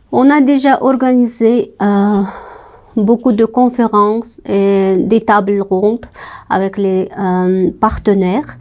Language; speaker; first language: French; non-native, fluent; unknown